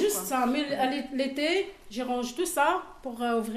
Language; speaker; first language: French; non-native, local second language; Arabic